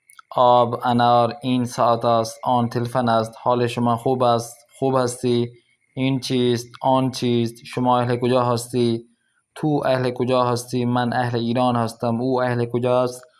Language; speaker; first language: Persian; non-native, fluent; Urdu